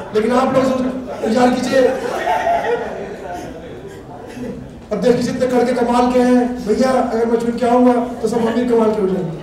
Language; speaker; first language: Hindi; native; Hindi